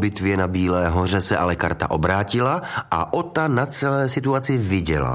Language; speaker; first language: Czech; native; Czech